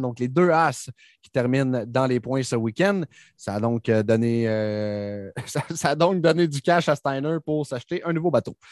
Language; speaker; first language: French; native; French